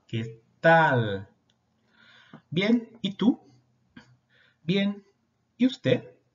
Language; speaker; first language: Spanish; non-native, fluent; Portuguese